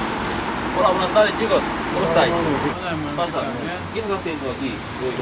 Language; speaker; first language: Spanish; native; Spanish